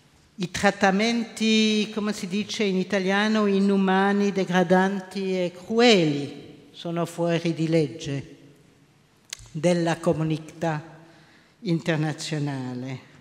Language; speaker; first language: Italian; non-native, local second language; French